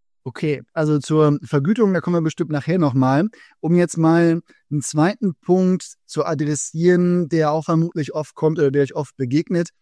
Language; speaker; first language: German; native; German